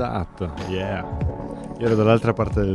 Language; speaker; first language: Italian; native; Italian